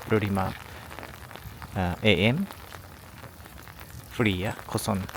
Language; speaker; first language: Indonesian; non-native, learner; Japanese